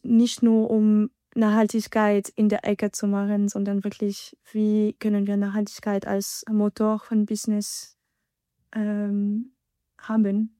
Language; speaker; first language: German; non-native, fluent; French